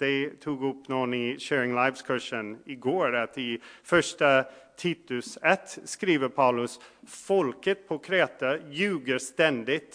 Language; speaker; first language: Swedish; non-native, fluent; English